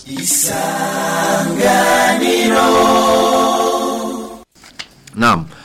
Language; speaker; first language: Swahili; non-native, local second language; Rundi